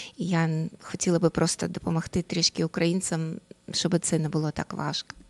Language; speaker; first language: Ukrainian; non-native, local second language; Russian